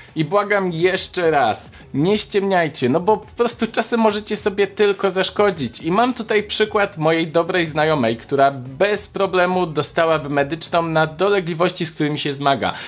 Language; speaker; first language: Polish; native; Polish